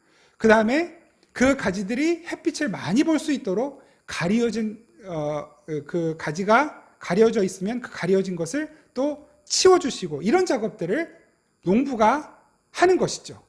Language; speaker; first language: Korean; native; Korean